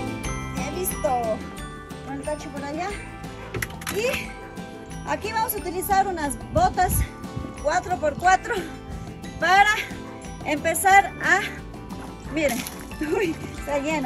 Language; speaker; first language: Spanish; native; Spanish